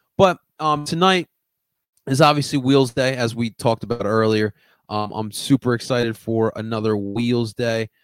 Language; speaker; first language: English; early bilingual, other home language; Spanish